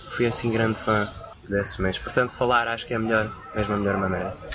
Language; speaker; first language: Portuguese; early bilingual, other home language; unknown